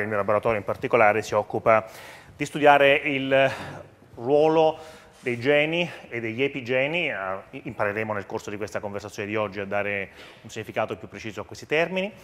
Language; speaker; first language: Italian; native; Italian